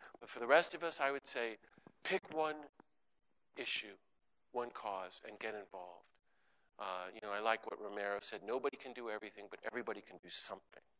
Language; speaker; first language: English; native; English